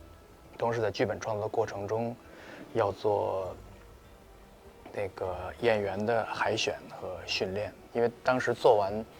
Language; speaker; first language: Chinese; native; Chinese